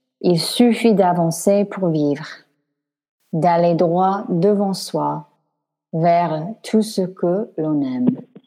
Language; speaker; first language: French; non-native, fluent; English